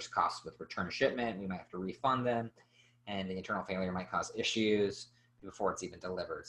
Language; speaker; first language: English; native; English